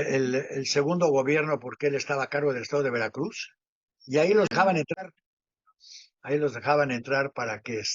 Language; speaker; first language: Spanish; native; Spanish